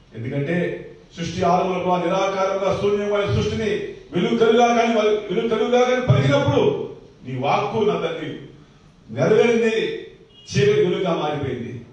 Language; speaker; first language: Telugu; native; Telugu